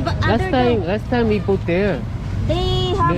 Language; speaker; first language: English; non-native, local second language; Filipino